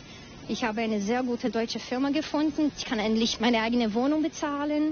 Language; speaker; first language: German; early bilingual, heritage; Portuguese